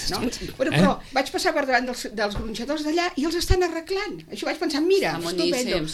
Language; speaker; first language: Catalan; native; Catalan